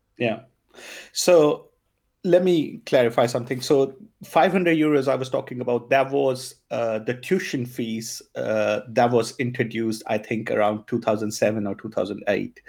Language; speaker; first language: English; non-native, local second language; Punjabi